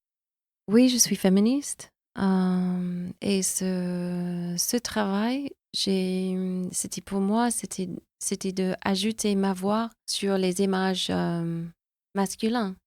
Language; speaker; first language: French; non-native, fluent; English